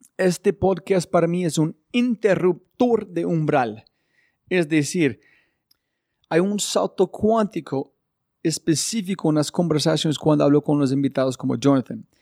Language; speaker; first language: Spanish; non-native, fluent; English